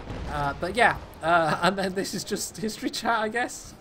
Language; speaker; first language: English; native; English